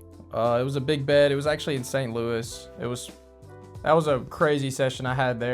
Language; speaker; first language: English; native; English